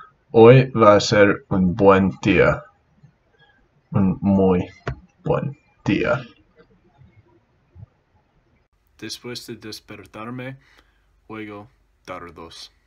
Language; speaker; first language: Spanish; non-native, learner; English